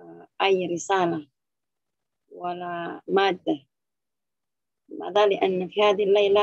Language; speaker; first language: Arabic; non-native, fluent; Indonesian